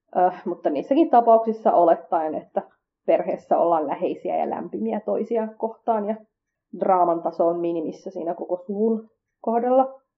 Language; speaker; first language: Finnish; early bilingual, other home language; Kurdish